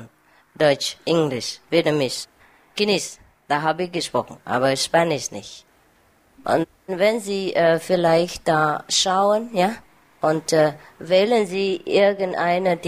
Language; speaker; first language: German; non-native, learner; Vietnamese